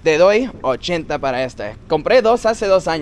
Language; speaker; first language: Spanish; non-native, fluent; English